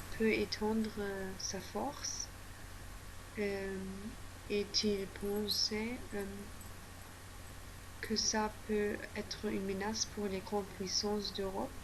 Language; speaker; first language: French; non-native, learner; German